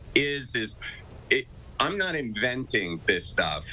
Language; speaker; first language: English; native; English